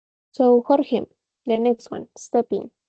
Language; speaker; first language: English; non-native, fluent; Spanish